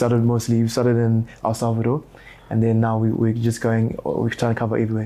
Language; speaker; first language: English; non-native, local second language; Shona